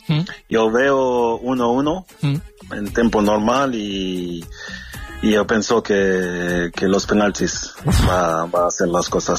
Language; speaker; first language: Spanish; non-native, fluent; French